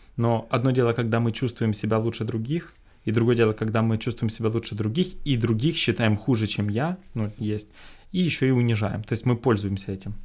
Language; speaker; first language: Russian; native; Russian